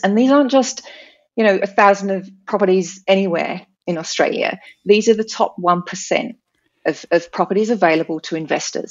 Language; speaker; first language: English; native; English